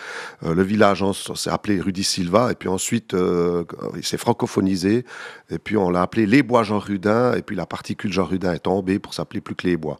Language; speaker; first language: French; native; French